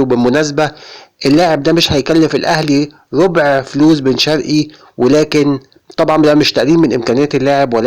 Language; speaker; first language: Arabic; native; Arabic